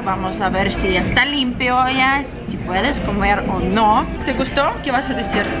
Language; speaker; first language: Spanish; non-native, learner; Russian